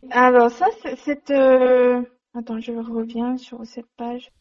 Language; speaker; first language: French; non-native, learner; Chinese